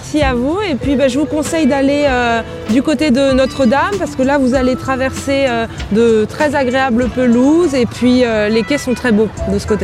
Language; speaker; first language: French; native; French